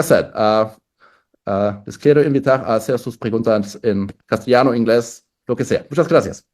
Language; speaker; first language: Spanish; non-native, fluent; German